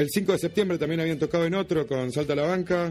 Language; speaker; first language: Spanish; native; Spanish